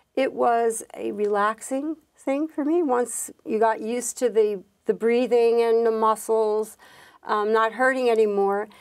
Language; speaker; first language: English; native; English